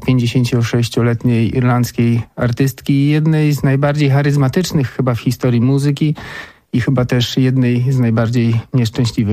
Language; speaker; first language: Polish; native; Polish